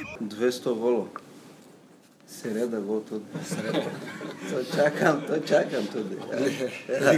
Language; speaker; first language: Slovenian; non-native, learner; Portuguese